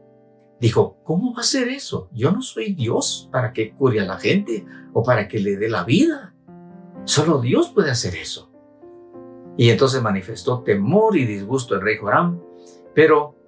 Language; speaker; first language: Spanish; native; Spanish